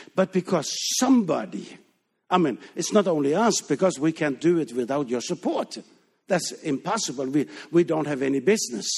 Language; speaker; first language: English; non-native, fluent; Danish